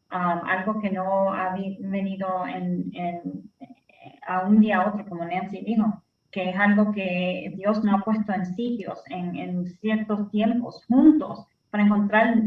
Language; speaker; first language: Spanish; early bilingual, heritage; Spanish